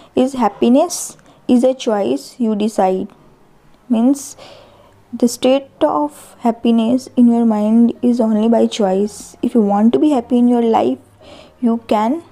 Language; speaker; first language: English; non-native, local second language; Hindi